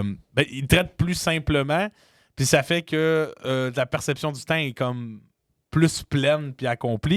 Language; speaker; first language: French; native; French